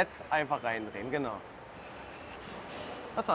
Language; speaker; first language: German; native; German